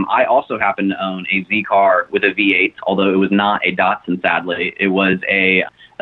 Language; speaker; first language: English; native; English